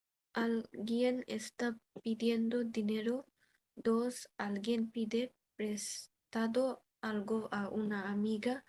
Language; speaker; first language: Spanish; non-native, learner; Bangla